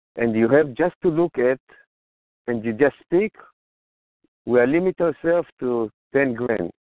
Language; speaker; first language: English; non-native, fluent; Hebrew